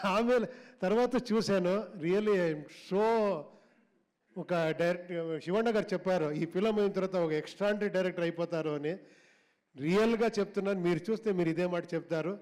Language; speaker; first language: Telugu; non-native, local second language; Kannada